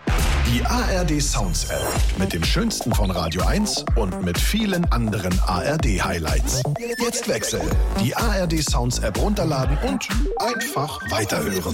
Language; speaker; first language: German; native; German